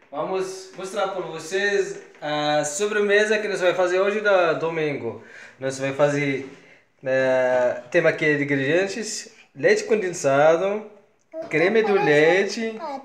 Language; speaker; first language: Portuguese; non-native, learner; Arabic